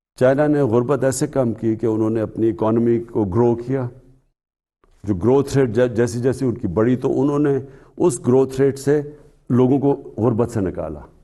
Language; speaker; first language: Urdu; native; Urdu